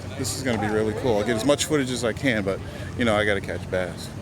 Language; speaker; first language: English; native; English